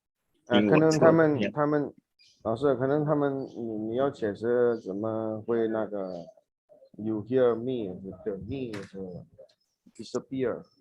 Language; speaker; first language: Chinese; non-native, fluent; Indonesian